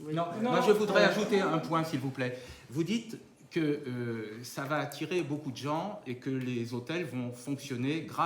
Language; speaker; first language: French; native; French